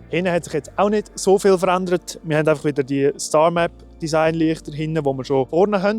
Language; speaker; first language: German; native; German